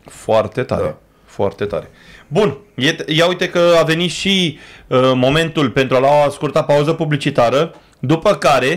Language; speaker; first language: Romanian; native; Romanian